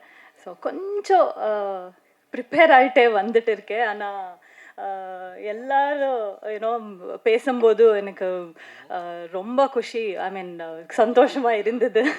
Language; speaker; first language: Tamil; non-native, fluent; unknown